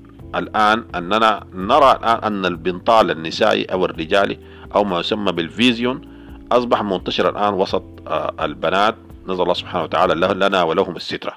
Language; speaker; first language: Arabic; native; Arabic